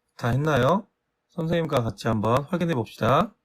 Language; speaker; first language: Korean; native; Korean